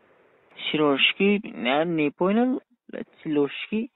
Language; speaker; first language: Russian; non-native, learner; Uzbek